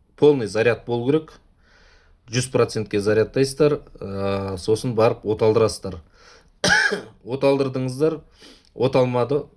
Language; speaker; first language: Kazakh; non-native, local second language; Russian